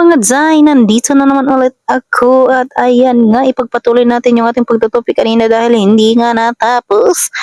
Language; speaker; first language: Filipino; non-native, local second language; Masbatenyo